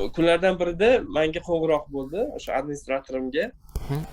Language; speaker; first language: Uzbek; non-native, local second language; Tajik